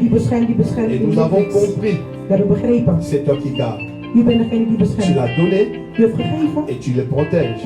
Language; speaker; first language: French; non-native, local second language; Lingala